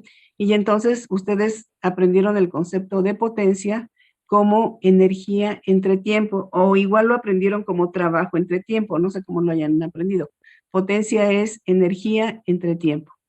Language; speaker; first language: Spanish; native; Spanish